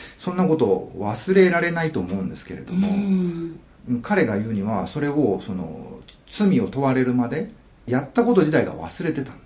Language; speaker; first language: Japanese; native; Japanese